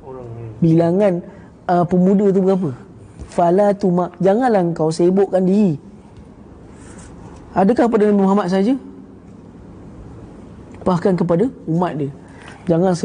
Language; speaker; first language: Malay; native; Malay